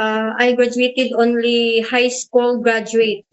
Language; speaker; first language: English; non-native, learner; Cebuano